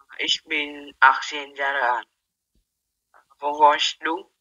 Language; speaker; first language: German; non-native, learner; Vietnamese